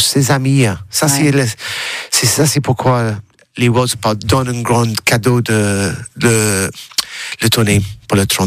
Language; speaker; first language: French; non-native, learner; English